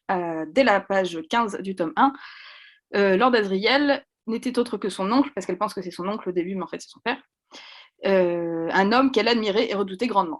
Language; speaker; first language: French; native; French